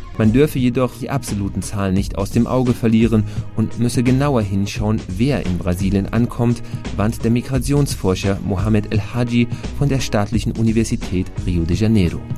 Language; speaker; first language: German; native; German